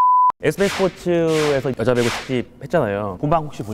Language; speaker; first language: Korean; native; Korean